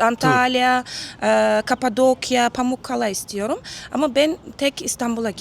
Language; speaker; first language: Turkish; non-native, learner; Uzbek